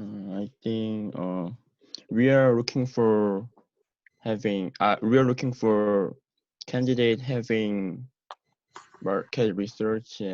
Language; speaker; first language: English; non-native, learner; Korean